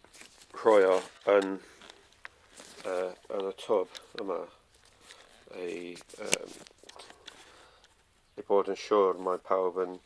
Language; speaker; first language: Welsh; non-native, learner; English